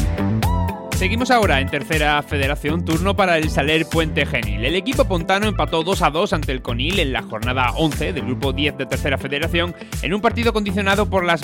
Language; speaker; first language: Spanish; native; Spanish